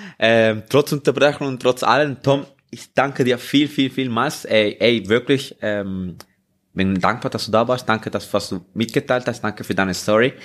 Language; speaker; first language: German; native; German